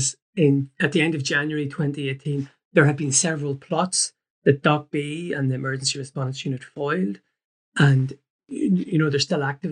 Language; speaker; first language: English; native; English